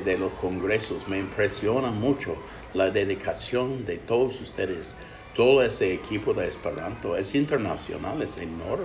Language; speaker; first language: Spanish; non-native, fluent; English